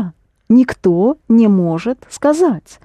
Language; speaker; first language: Russian; non-native, fluent; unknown